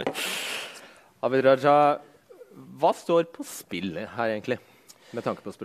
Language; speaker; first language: Norwegian; native; Norwegian